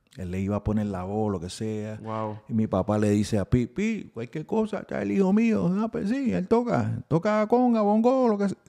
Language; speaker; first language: Spanish; early bilingual, heritage; Spanish